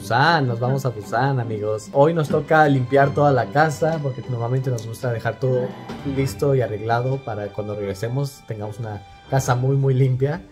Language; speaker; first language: Spanish; native; Spanish